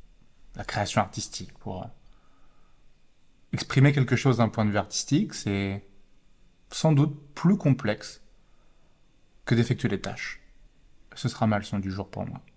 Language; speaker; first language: French; native; French